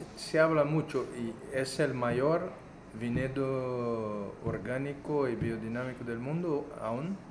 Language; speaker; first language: Spanish; non-native, fluent; Portuguese